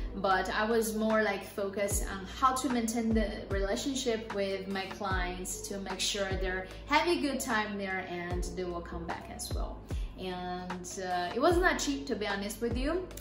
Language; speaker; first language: English; non-native, fluent; Chinese